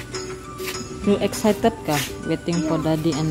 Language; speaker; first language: English; non-native, local second language; Malay